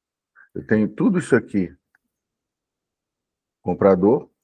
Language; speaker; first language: Portuguese; native; Portuguese